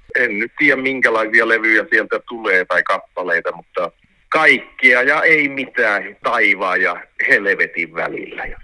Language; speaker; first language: Finnish; early bilingual, heritage; Finnish